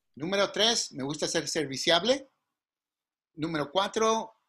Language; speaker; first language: Spanish; native; Spanish